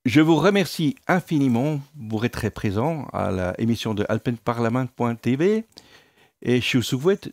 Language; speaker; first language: French; non-native, fluent; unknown